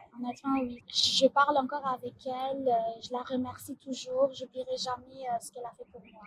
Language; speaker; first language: French; non-native, fluent; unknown